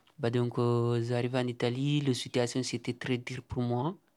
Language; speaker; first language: French; non-native, learner; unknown